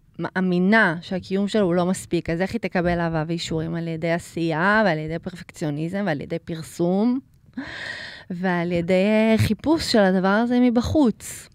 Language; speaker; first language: Hebrew; early bilingual, other home language; Russian